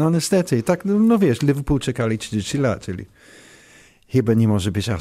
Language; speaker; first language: Polish; non-native, learner; English